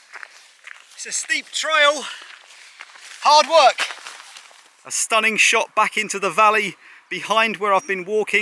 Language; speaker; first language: English; native; English